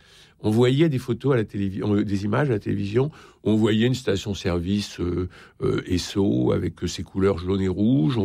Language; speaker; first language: French; native; French